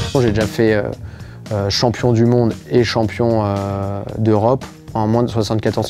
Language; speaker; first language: French; native; French